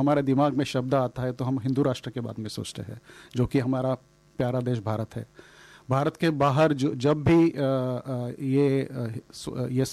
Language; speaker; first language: Hindi; non-native, local second language; Marathi